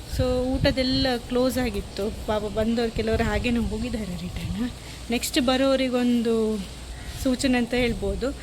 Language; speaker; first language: Kannada; non-native, local second language; Tulu